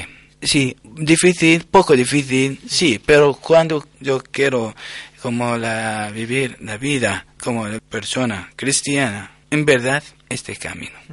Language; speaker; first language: Spanish; non-native, learner; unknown